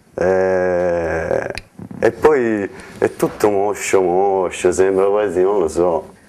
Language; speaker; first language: Italian; native; Italian